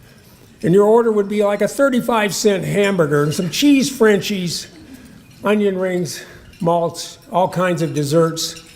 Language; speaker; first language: English; native; English